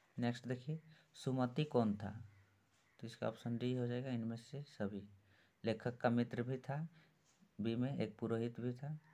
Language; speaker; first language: Hindi; native; Hindi